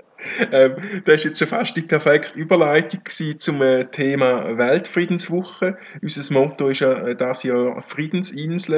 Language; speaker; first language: German; native; German